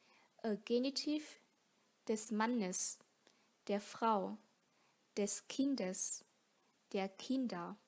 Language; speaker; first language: German; non-native, fluent; Vietnamese